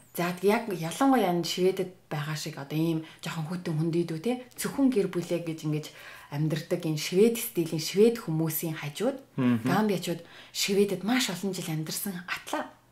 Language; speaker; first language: Mongolian; native; Mongolian